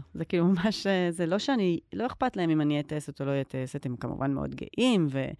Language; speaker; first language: Hebrew; native; Hebrew